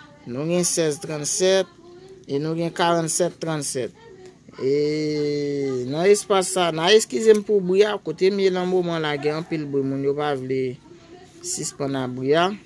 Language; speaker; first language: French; non-native, local second language; Haitian Creole